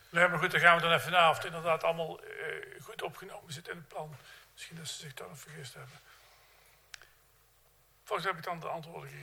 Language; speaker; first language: Dutch; native; Dutch